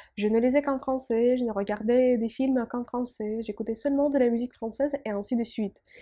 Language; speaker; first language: French; non-native, fluent; Russian